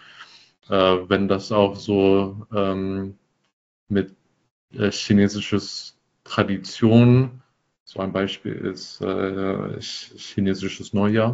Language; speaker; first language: German; non-native, fluent; English